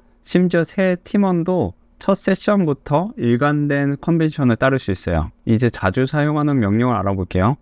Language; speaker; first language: Korean; native; Korean